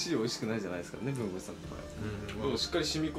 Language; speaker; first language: Japanese; native; Japanese